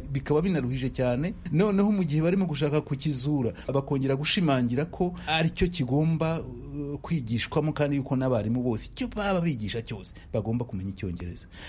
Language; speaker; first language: Kinyarwanda; native; Kinyarwanda